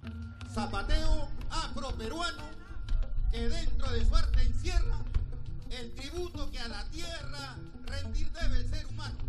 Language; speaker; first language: Spanish; native; Spanish